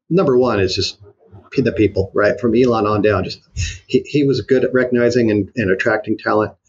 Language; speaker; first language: English; native; English